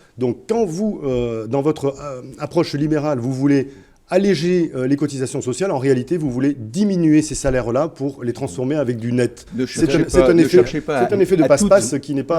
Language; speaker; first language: French; native; French